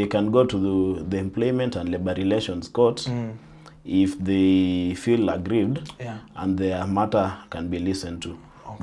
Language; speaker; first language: English; non-native, local second language; Swahili